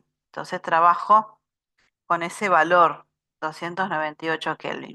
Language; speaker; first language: Spanish; native; Spanish